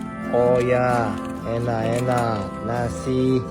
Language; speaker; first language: Indonesian; non-native, learner; Japanese